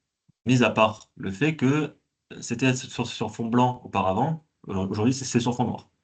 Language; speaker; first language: French; native; French